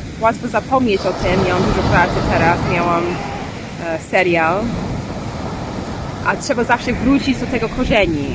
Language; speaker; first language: Polish; non-native, learner; English